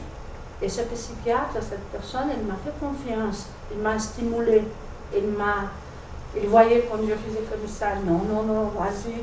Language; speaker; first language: French; non-native, fluent; Portuguese